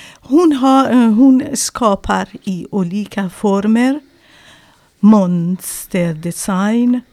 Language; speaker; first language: Swedish; non-native, learner; Persian